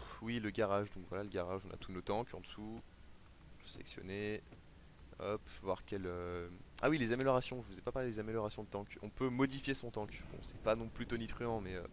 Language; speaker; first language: French; native; French